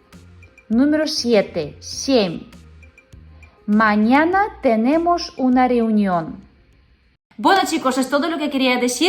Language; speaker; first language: Spanish; non-native, fluent; Russian